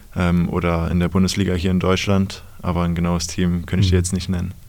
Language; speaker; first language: German; native; German